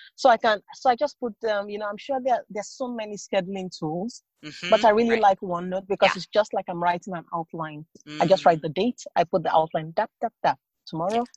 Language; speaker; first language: English; non-native, local second language; Yoruba